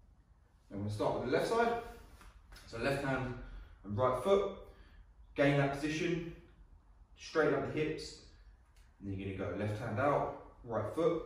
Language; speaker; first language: English; native; English